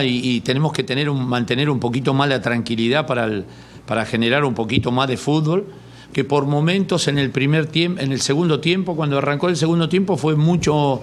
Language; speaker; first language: Spanish; native; Spanish